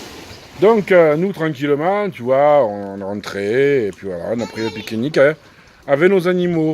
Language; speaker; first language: French; native; French